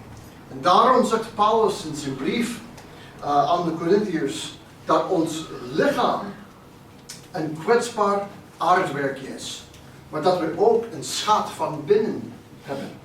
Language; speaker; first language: Dutch; non-native, fluent; English